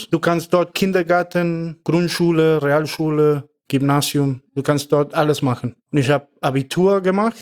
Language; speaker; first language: German; non-native, fluent; Spanish